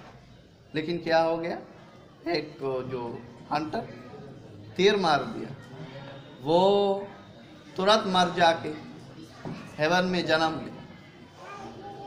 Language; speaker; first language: Hindi; non-native, learner; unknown